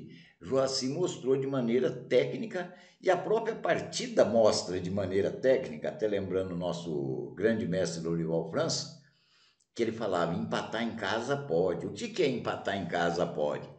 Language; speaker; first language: Portuguese; native; Portuguese